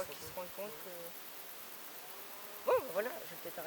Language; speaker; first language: French; native; French